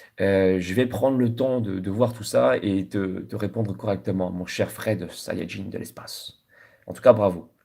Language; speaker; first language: French; native; French